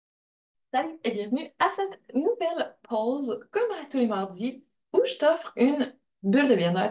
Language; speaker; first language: French; native; French